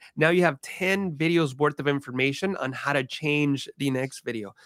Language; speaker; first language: English; early bilingual, other home language; Spanish